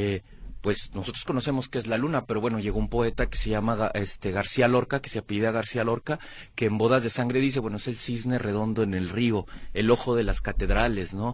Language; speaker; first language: Spanish; native; Spanish